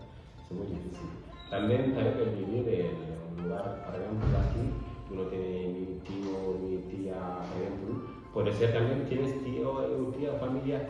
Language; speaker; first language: Spanish; non-native, learner; Fula